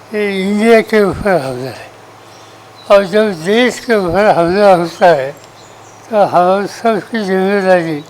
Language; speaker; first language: Hindi; non-native, local second language; Marathi